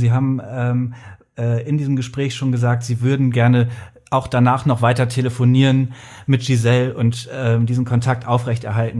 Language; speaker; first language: German; native; German